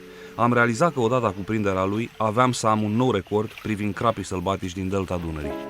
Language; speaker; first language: Romanian; native; Romanian